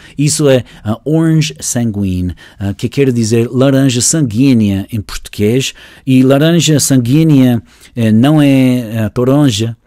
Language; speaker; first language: Portuguese; non-native, learner; English